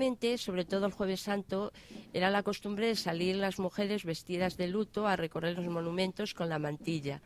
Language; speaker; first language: Spanish; native; Spanish